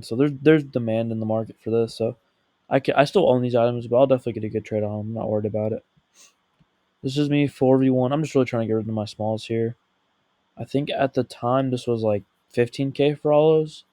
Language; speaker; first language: English; native; English